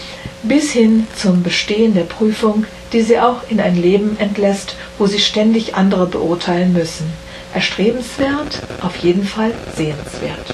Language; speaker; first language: German; native; German